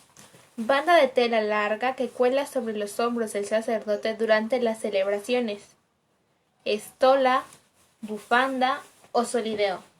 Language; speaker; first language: Spanish; native; Spanish